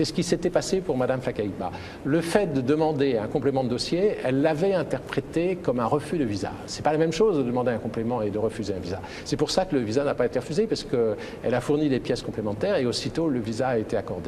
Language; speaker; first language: French; native; French